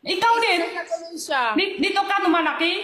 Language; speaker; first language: Filipino; non-native, learner; Chinese